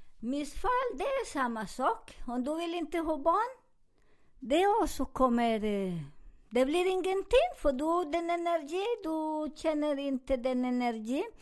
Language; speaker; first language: Swedish; non-native, learner; Spanish